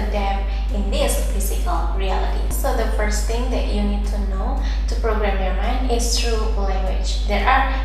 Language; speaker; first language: English; non-native, fluent; Indonesian